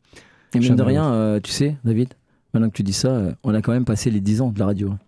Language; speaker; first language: French; native; French